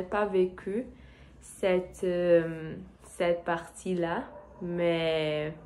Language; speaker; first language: French; non-native, learner; Portuguese